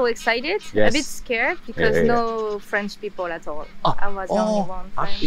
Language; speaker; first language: English; non-native, fluent; French